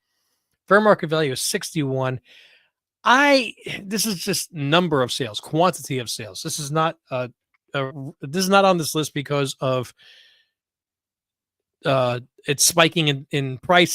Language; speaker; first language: English; native; English